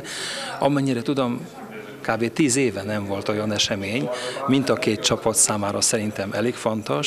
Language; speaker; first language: Hungarian; non-native, fluent; Polish